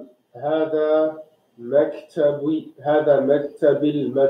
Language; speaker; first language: Arabic; non-native, learner; English